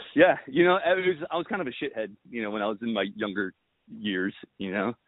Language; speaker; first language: English; early bilingual, other home language; Romanian